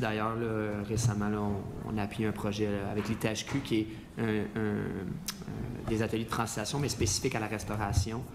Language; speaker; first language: French; native; French